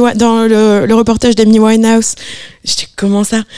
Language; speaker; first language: French; native; French